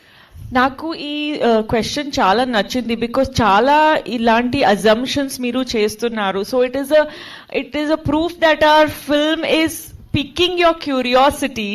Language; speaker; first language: Telugu; non-native, local second language; Hindi